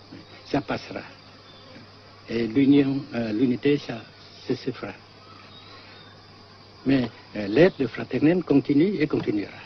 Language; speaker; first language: French; non-native, fluent; Vietnamese